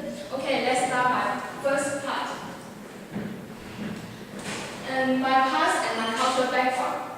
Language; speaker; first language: English; non-native, learner; Chinese